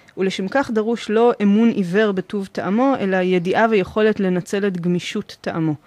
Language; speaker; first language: Hebrew; native; Hebrew